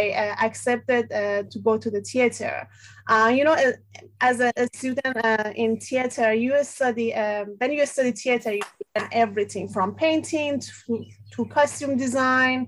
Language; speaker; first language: English; non-native, fluent; Persian